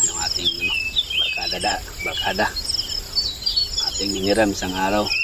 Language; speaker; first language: Filipino; non-native, local second language; Cebuano